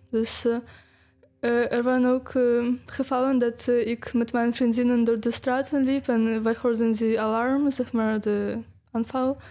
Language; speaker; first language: Dutch; non-native, fluent; Ukrainian